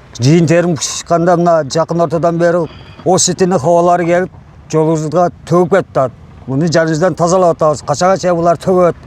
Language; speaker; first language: Kyrgyz; non-native, local second language; Uzbek